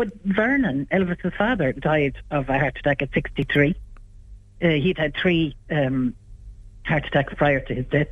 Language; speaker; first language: English; native; English